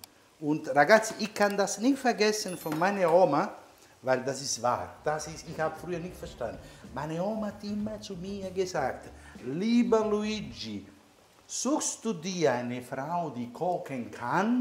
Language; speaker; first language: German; non-native, learner; Italian